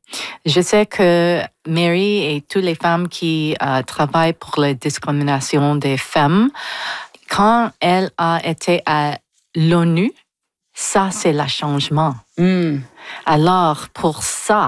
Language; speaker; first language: French; non-native, local second language; English